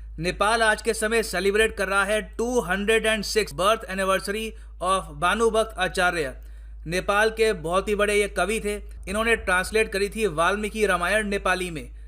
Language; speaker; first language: Hindi; native; Hindi